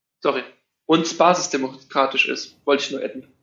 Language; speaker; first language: German; native; German